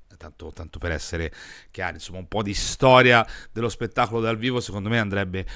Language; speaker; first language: Italian; native; Italian